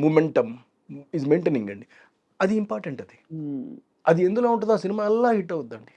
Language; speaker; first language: Telugu; native; Telugu